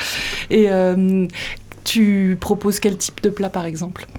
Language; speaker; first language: French; native; French